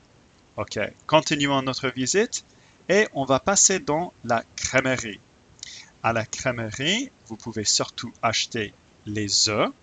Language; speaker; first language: French; non-native, fluent; English